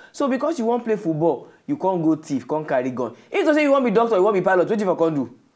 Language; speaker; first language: Nigerian Pidgin; native; Nigerian Pidgin